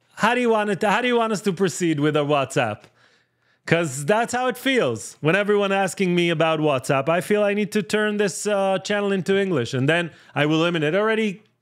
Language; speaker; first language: English; non-native, fluent; Hebrew